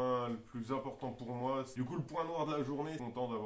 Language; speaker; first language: French; native; French